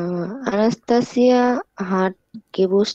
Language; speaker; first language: German; non-native, learner; Bangla